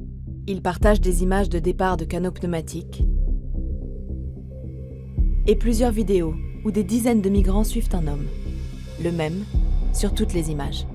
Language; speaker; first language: French; native; French